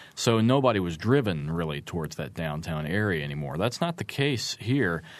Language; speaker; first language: English; native; English